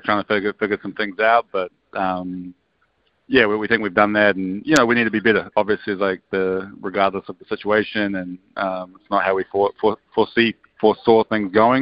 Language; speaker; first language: English; native; English